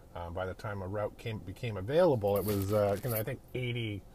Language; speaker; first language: English; native; English